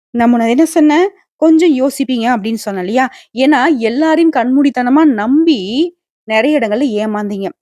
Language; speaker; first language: Tamil; native; Tamil